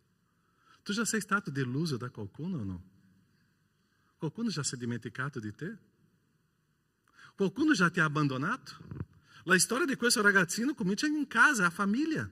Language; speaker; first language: Italian; non-native, fluent; Portuguese